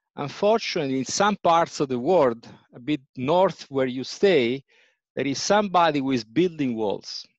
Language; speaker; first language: English; non-native, fluent; Italian